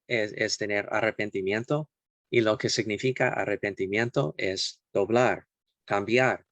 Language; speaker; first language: Spanish; non-native, fluent; English